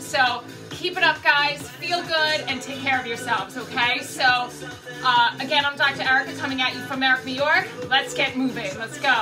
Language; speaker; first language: English; native; English